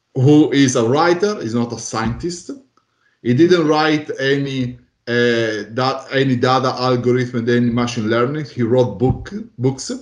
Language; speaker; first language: English; non-native, fluent; Italian